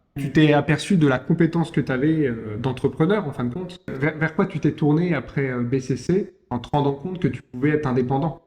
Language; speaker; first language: French; native; French